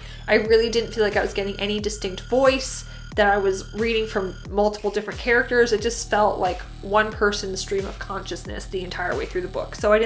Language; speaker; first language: English; native; English